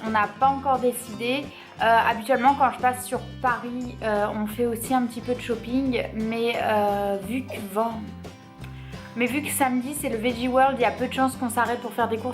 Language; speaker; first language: French; native; French